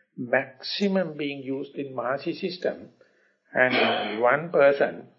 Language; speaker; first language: English; non-native, local second language; Sinhala